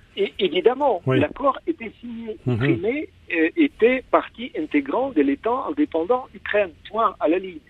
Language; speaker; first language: French; non-native, fluent; Ukrainian